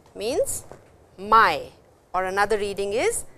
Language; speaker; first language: English; non-native, local second language; Hindi